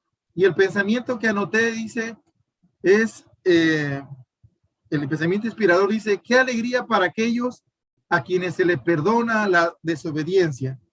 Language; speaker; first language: Spanish; native; Spanish